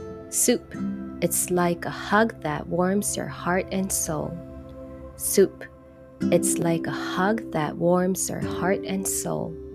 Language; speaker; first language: English; early bilingual, other home language; Japanese